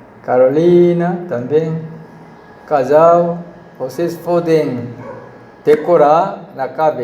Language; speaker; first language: Portuguese; non-native, learner; Korean